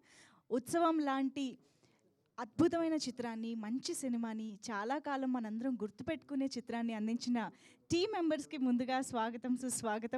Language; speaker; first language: Telugu; native; Telugu